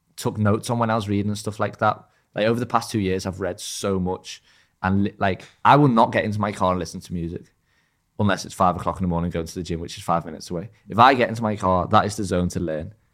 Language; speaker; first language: English; native; English